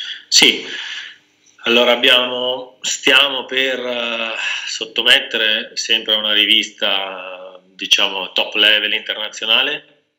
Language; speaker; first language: Italian; native; Italian